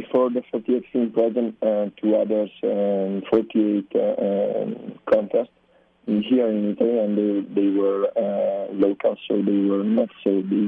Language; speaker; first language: English; non-native, learner; Italian